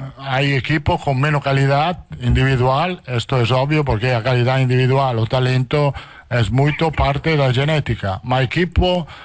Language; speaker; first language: Portuguese; non-native, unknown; Italian